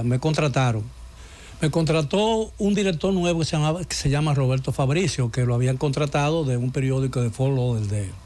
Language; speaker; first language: Spanish; native; Spanish